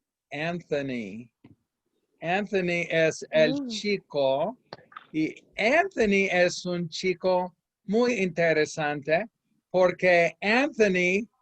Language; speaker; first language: Spanish; non-native, fluent; English